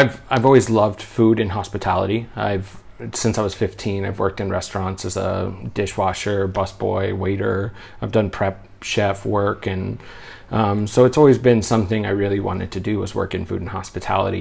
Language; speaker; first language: English; native; English